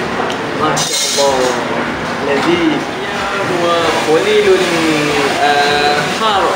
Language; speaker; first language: Arabic; non-native, learner; Malay